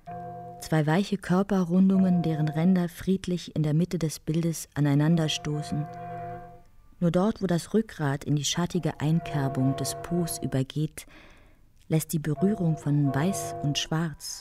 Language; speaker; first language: German; native; German